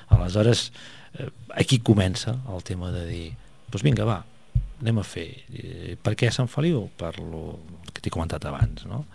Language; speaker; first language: Catalan; non-native, local second language; Spanish